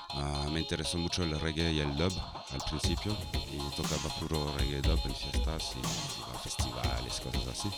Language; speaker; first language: Spanish; non-native, fluent; French